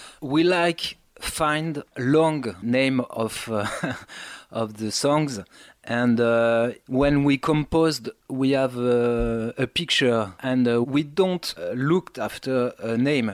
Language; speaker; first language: English; non-native, learner; French